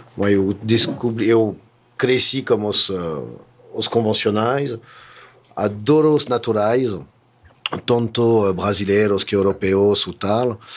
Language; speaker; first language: Portuguese; non-native, fluent; French